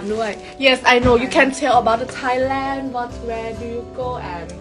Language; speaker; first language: English; non-native, learner; Thai